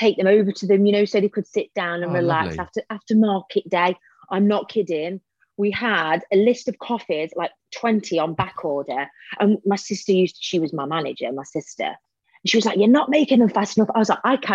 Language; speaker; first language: English; native; English